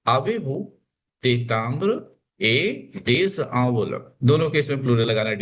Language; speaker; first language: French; non-native, fluent; Hindi